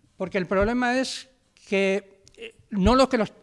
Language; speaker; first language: Spanish; native; Spanish